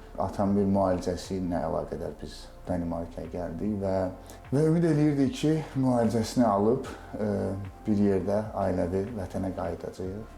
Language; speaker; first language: Azerbaijani; native; Azerbaijani